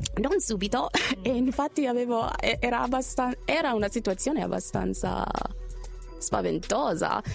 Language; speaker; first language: Italian; non-native, fluent; English